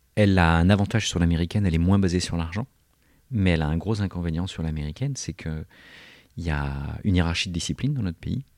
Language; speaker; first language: French; native; French